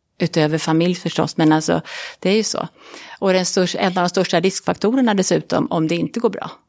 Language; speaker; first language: Swedish; native; Swedish